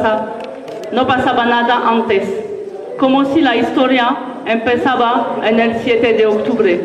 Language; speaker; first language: Spanish; non-native, learner; French